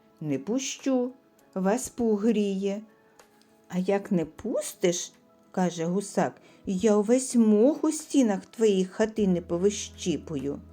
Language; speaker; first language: Ukrainian; native; Ukrainian